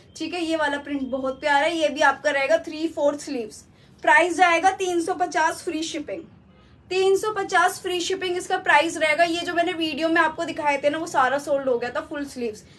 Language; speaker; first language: Hindi; native; Hindi